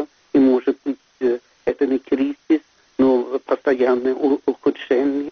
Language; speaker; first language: Russian; non-native, fluent; Swedish